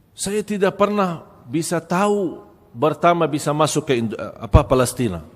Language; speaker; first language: Malay; non-native, fluent; Arabic